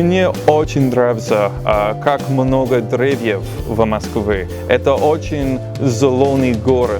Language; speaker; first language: Russian; non-native, learner; English